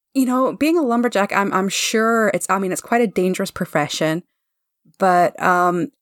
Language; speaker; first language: English; native; English